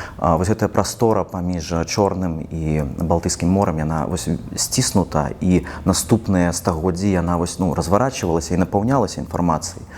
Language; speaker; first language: Belarusian; non-native, local second language; Russian